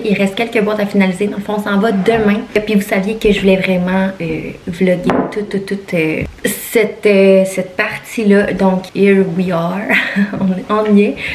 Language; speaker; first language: French; native; French